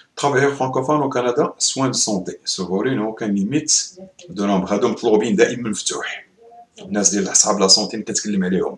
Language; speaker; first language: French; non-native, local second language; Arabic